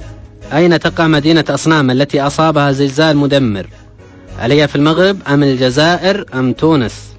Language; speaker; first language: Arabic; native; Arabic